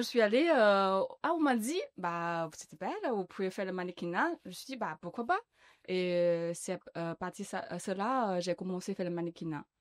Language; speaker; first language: French; non-native, learner; Chinese